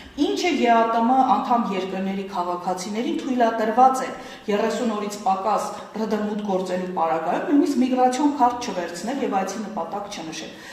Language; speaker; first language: Armenian; native; Armenian